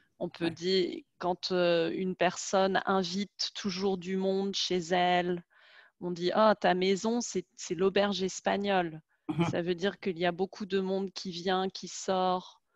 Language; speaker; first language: French; native; French